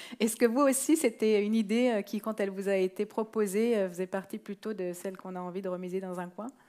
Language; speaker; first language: French; native; French